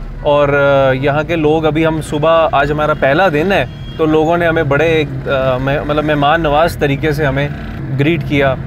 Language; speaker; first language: Hindi; native; Hindi